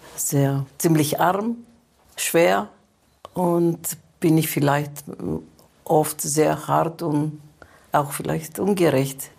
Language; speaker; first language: German; non-native, fluent; Greek